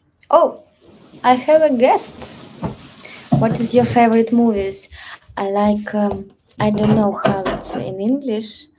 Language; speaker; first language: English; non-native, learner; Russian